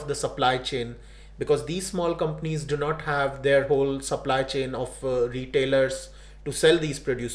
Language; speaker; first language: English; non-native, local second language; Gujarati